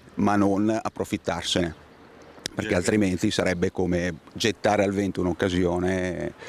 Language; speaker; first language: Italian; native; Italian